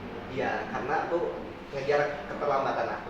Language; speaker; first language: Indonesian; native; Indonesian